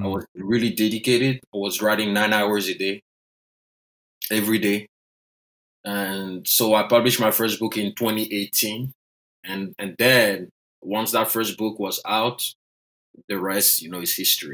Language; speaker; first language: English; non-native, fluent; French